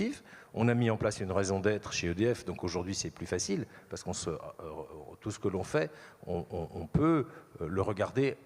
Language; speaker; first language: French; native; French